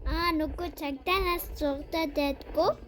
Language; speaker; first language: Mongolian; early bilingual, heritage; Mongolian